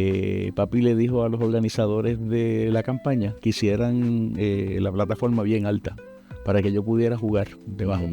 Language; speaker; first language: Spanish; native; Spanish